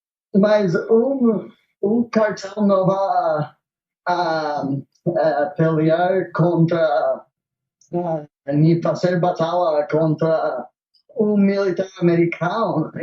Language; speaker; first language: Portuguese; non-native, learner; Spanish